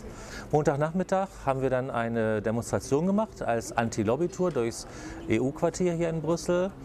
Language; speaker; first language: German; native; German